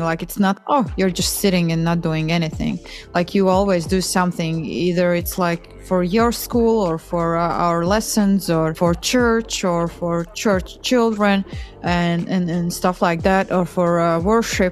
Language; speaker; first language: English; non-native, fluent; Latvian